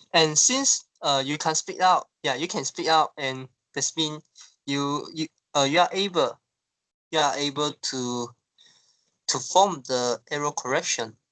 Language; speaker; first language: English; non-native, local second language; Chinese